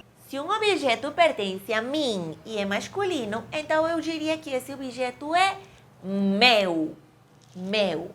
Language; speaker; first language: Portuguese; non-native, fluent; Spanish